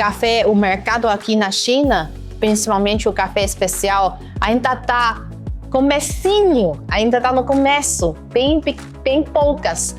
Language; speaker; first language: Portuguese; non-native, fluent; Chinese